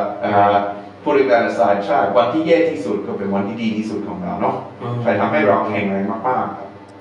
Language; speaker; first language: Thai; non-native, fluent; English